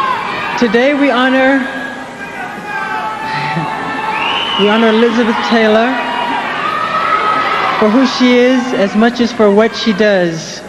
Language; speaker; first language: English; native; English